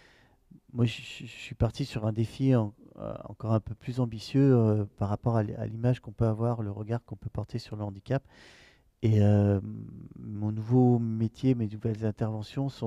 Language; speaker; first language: French; native; French